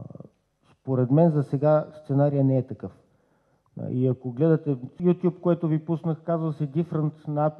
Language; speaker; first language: Bulgarian; native; Bulgarian